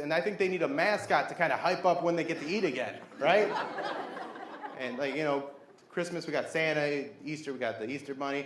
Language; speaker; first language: English; native; English